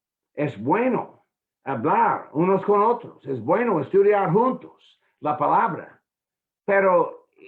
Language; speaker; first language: Spanish; non-native, fluent; English